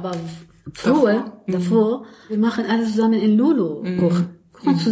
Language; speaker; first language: German; non-native, learner; Arabic